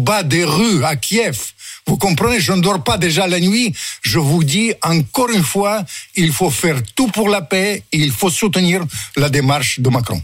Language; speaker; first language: French; non-native, fluent; Russian